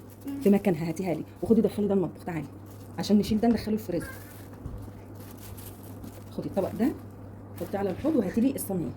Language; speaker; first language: Arabic; native; Arabic